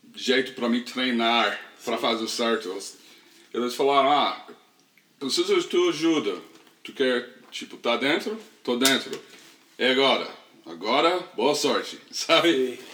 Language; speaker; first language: Portuguese; non-native, learner; English